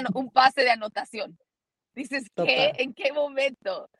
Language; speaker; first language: Spanish; early bilingual, heritage; Spanish